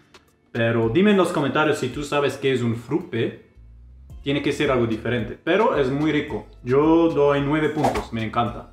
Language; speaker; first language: Spanish; non-native, fluent; German